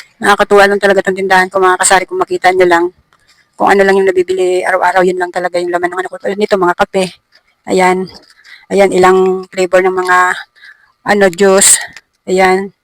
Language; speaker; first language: Filipino; non-native, local second language; Cebuano